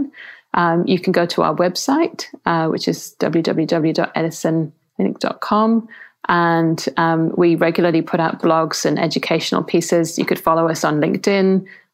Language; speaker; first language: English; native; English